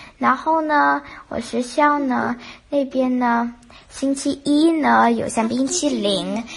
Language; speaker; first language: Chinese; early bilingual, heritage; Chinese